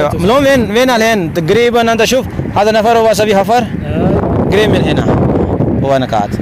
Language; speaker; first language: Arabic; non-native, learner; Punjabi